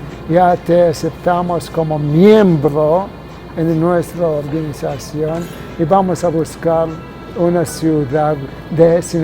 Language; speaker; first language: Spanish; non-native, fluent; Arabic